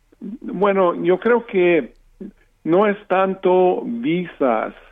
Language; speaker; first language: Spanish; early bilingual, heritage; English